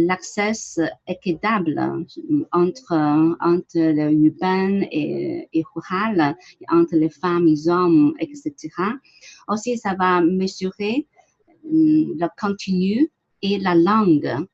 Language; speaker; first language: French; non-native, learner; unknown